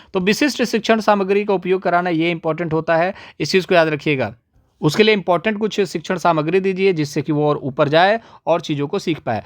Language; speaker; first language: Hindi; native; Hindi